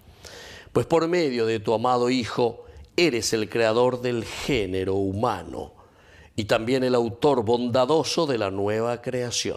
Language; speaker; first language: Spanish; native; Spanish